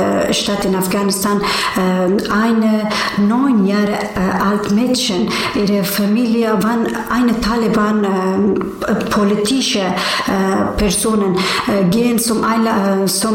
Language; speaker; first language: German; non-native, learner; Persian